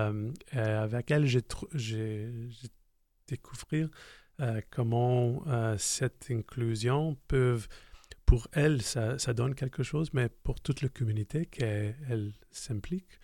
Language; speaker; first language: French; non-native, fluent; English